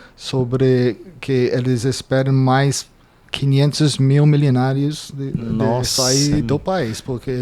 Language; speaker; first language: Portuguese; non-native, fluent; English